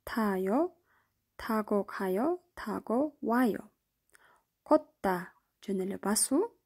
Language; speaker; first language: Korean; non-native, fluent; Kyrgyz